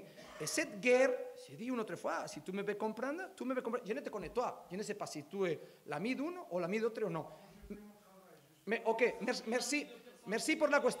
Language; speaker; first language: French; non-native, learner; Spanish